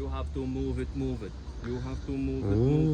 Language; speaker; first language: English; native; English